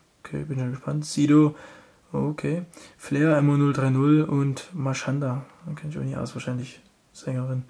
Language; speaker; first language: German; native; German